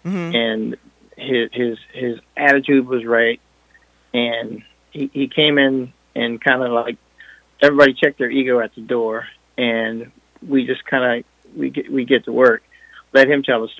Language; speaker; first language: English; non-native, fluent; French